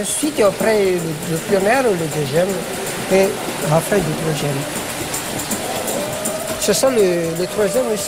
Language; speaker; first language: French; non-native, learner; Malagasy